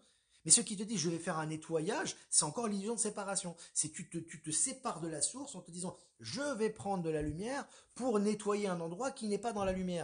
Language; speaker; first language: French; native; French